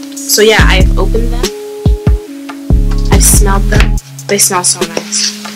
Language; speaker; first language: English; native; English